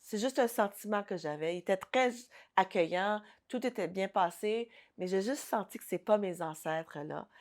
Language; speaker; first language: French; early bilingual, other home language; Haitian Creole